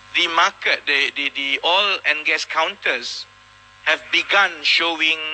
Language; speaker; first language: English; non-native, local second language; Malay